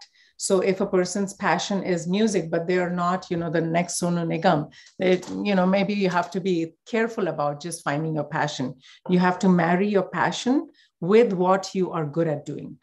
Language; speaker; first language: English; non-native, local second language; Hindi